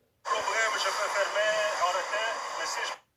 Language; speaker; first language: French; non-native, learner; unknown